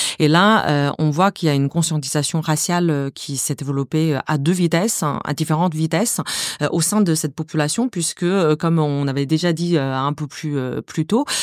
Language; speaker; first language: French; non-native, fluent; Chinese